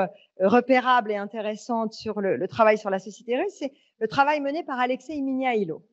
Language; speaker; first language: French; native; French